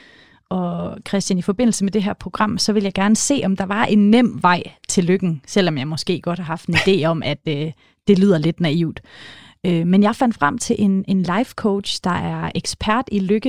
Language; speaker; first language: Danish; native; Danish